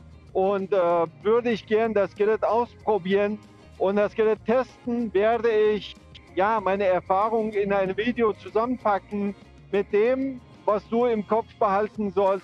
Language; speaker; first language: German; non-native, fluent; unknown